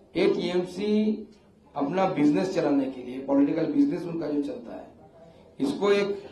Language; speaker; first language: Hindi; non-native, local second language; Bangla